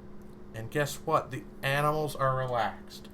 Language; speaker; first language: English; native; English